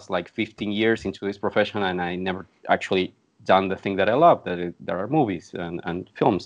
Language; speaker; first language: English; non-native, fluent; Spanish